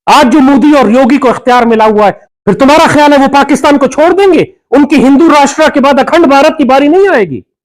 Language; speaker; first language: Urdu; native; Urdu